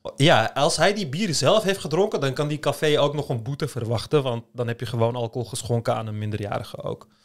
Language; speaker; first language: Dutch; early bilingual, other home language; Turkish